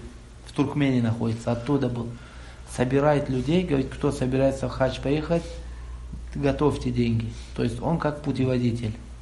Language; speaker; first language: Russian; non-native, local second language; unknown